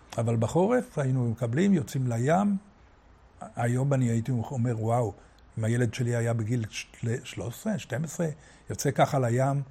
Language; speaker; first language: Hebrew; native; Hebrew